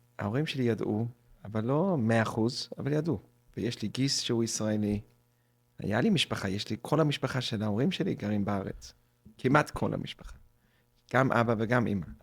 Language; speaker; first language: Hebrew; non-native, fluent; English